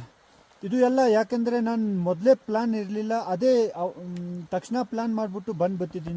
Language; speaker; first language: Kannada; non-native, fluent; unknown